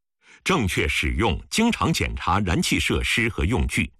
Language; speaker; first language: Chinese; native; Chinese